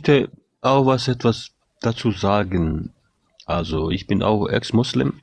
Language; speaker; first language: German; non-native, fluent; Bosnian